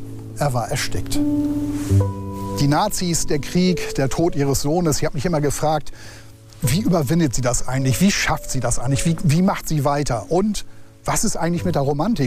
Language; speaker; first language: German; native; German